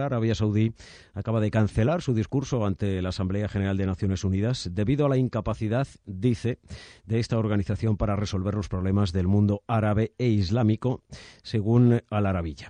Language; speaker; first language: Spanish; native; Spanish